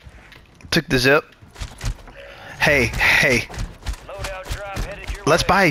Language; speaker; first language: English; native; English